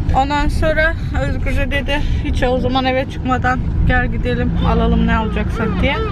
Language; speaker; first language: Turkish; early bilingual, other home language; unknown